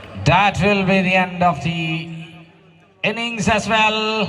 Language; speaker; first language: English; non-native, local second language; Malayalam